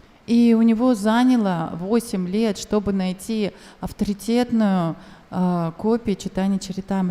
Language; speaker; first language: Russian; native; Russian